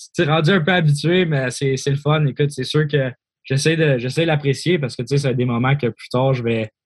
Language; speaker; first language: French; native; French